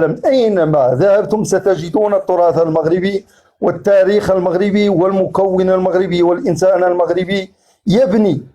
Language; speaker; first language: Arabic; native; Arabic